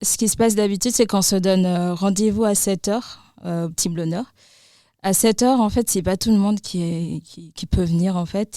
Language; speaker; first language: French; native; French